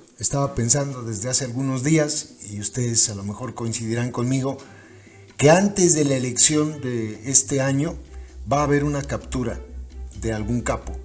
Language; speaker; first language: Spanish; native; Spanish